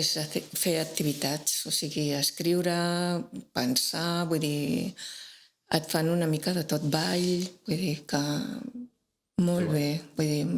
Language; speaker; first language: Catalan; non-native, local second language; Spanish